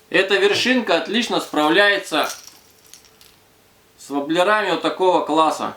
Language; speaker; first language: Russian; native; Russian